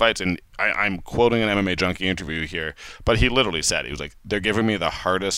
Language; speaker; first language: English; native; English